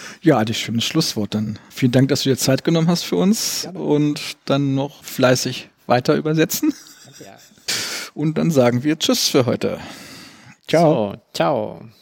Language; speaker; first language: German; native; German